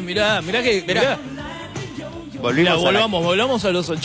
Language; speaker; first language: Spanish; native; Spanish